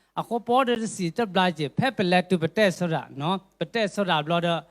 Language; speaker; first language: Thai; non-native, local second language; S'gaw Karen